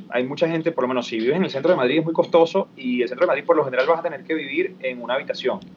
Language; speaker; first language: Spanish; native; Spanish